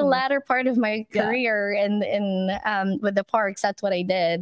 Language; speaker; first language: English; non-native, local second language; Filipino